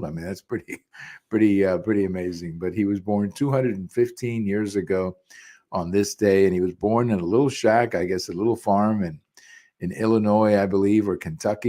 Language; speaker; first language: English; early bilingual, other home language; Spanish